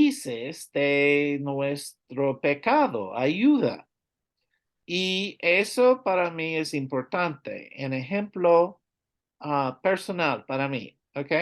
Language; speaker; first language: Spanish; non-native, learner; English